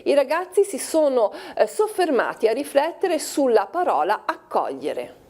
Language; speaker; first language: Italian; native; Italian